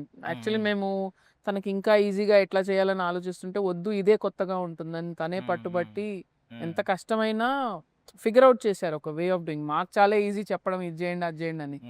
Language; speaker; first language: Telugu; native; Telugu